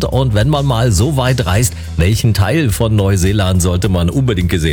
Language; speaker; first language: German; native; German